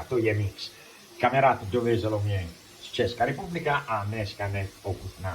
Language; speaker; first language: Czech; non-native, learner; Italian